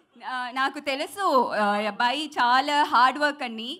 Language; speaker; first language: Telugu; non-native, learner; Tamil